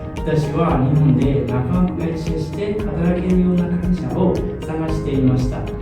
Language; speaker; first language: Japanese; non-native, fluent; Burmese